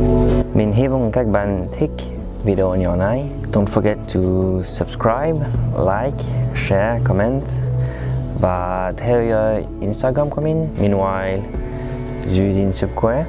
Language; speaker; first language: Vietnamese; non-native, learner; French